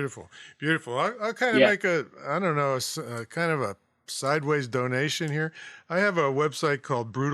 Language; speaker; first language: English; native; English